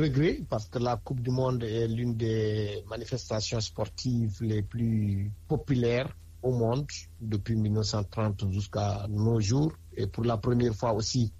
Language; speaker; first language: French; non-native, local second language; Wolof